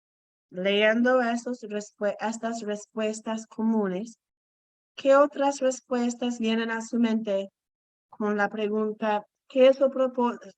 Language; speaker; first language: Spanish; non-native, fluent; English